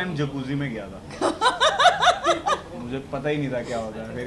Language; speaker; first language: Hindi; native; Hindi